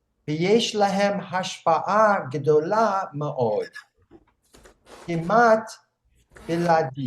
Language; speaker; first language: Hebrew; non-native, learner; English